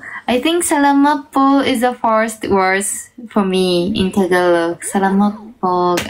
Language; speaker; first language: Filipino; non-native, learner; Japanese